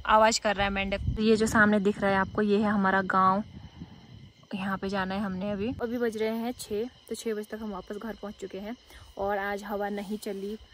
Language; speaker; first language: Hindi; native; Hindi